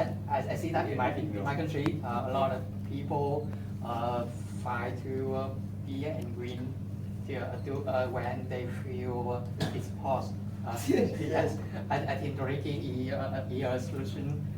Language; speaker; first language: English; non-native, learner; Vietnamese